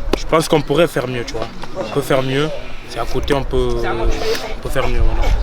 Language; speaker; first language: French; early bilingual, other home language; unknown